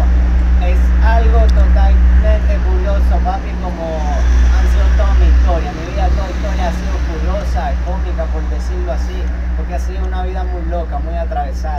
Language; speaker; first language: Spanish; native; Spanish